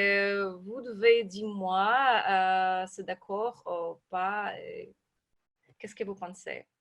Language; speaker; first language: French; non-native, learner; Russian